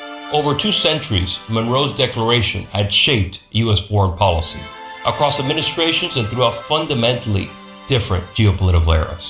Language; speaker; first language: English; native; English